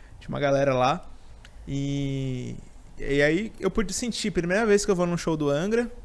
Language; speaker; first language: Portuguese; native; Portuguese